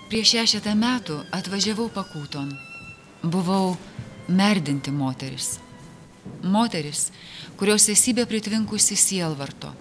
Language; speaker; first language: Lithuanian; native; Lithuanian